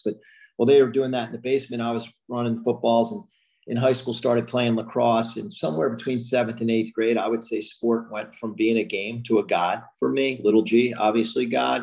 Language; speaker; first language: English; native; English